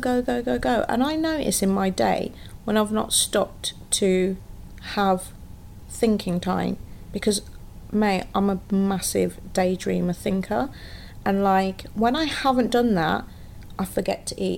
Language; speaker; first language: English; native; English